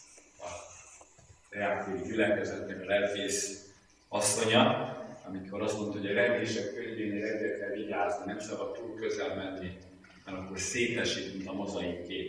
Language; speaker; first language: Hungarian; native; Hungarian